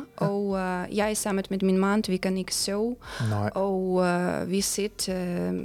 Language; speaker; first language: Danish; non-native, fluent; Ukrainian